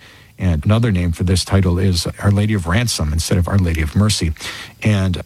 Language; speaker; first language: English; native; English